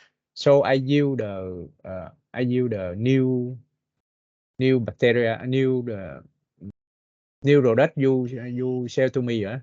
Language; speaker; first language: English; non-native, learner; Vietnamese